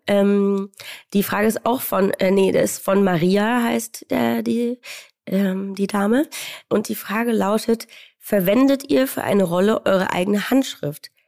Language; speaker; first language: German; native; German